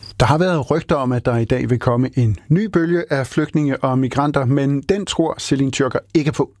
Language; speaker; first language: Danish; native; Danish